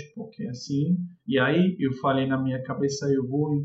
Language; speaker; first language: Portuguese; non-native, fluent; Arabic